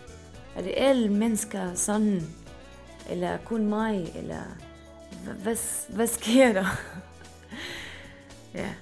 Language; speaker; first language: Danish; non-native, fluent; Arabic